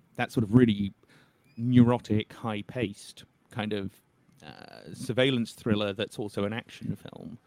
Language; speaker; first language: English; native; English